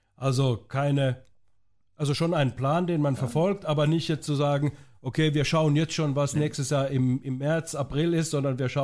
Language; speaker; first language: German; native; German